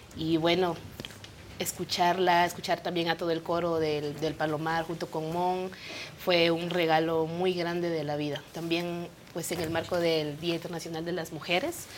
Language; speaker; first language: Spanish; non-native, local second language; Kaqchikel